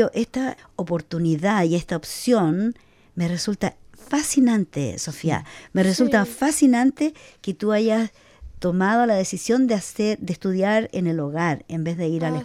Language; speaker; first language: Spanish; native; Spanish